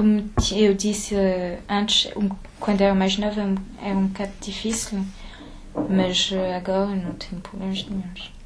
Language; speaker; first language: Portuguese; early bilingual, heritage; French